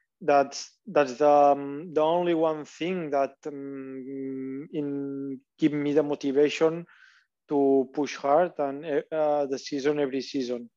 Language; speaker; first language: English; non-native, learner; Catalan